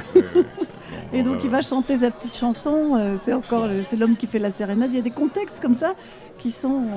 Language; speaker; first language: French; non-native, fluent; Arabic